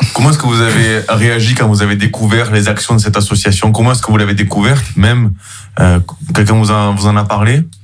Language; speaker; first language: French; native; French